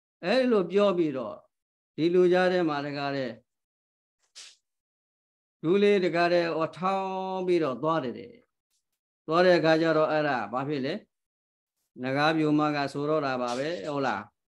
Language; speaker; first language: Burmese; native; Burmese